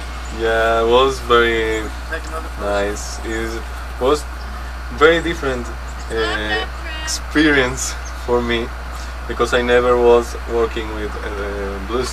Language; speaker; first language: English; non-native, learner; Spanish